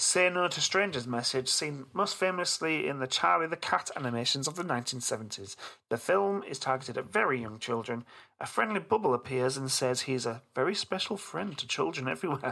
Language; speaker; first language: English; native; English